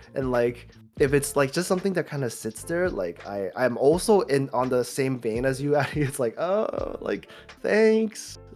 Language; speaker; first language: English; early bilingual, other home language; Chinese